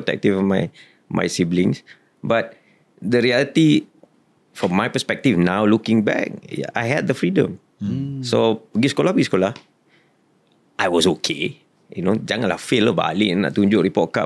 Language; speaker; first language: English; non-native, local second language; Malay